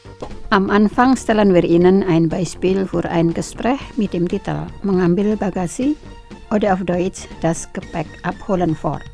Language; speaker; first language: German; non-native, fluent; Indonesian